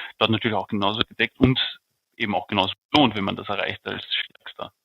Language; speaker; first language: German; native; German